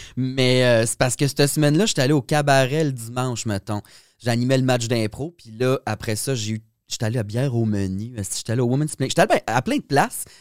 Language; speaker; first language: French; native; French